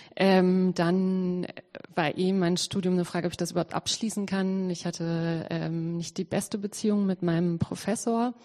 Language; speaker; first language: German; early bilingual, other home language; Serbian